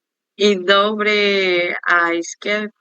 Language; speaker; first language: Portuguese; non-native, learner; Spanish